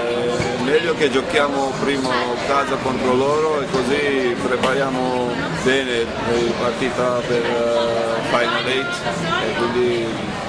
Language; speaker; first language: Italian; non-native, learner; Georgian